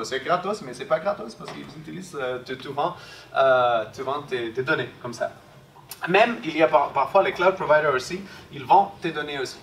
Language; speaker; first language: French; non-native, fluent; Spanish